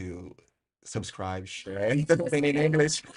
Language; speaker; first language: English; non-native, learner; Portuguese